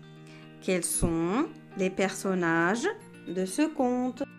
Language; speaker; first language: French; non-native, local second language; Arabic